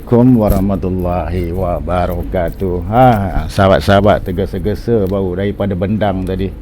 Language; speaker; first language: Malay; native; Malay